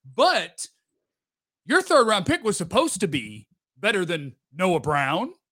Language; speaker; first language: English; native; English